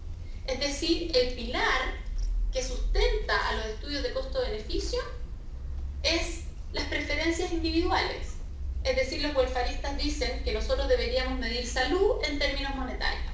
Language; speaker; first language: Spanish; native; Spanish